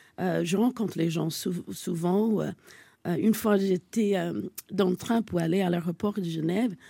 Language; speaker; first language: French; non-native, fluent; English